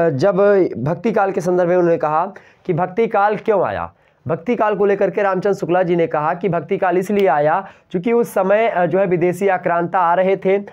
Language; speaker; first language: Hindi; native; Hindi